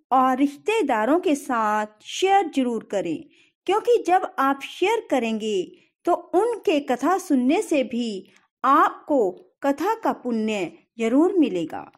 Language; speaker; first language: Hindi; native; Hindi